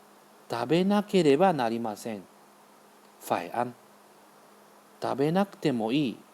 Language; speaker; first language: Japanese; non-native, fluent; Vietnamese